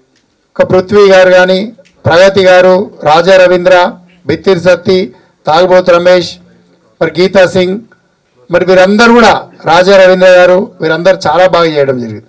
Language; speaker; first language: Telugu; native; Telugu